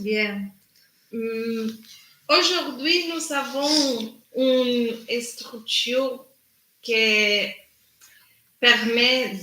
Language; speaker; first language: French; non-native, learner; Spanish